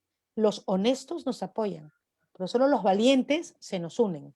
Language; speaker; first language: Spanish; native; Spanish